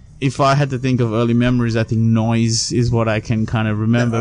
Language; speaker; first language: English; non-native, local second language; Sinhala